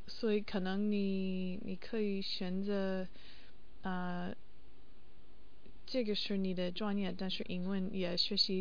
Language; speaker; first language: Chinese; non-native, learner; English